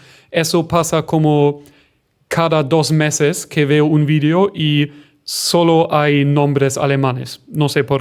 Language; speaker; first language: Spanish; non-native, fluent; German